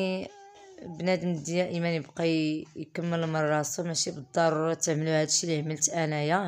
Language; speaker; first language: Arabic; native; Arabic